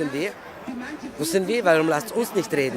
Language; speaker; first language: German; non-native, learner; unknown